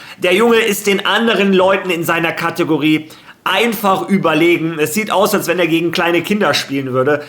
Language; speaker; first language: German; early bilingual, other home language; Spanish